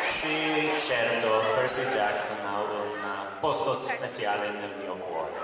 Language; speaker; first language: Italian; non-native, learner; English